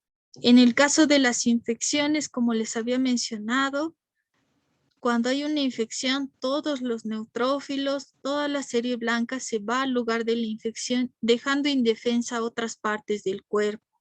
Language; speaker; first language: Spanish; native; Spanish